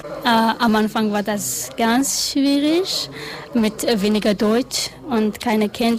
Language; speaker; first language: German; non-native, learner; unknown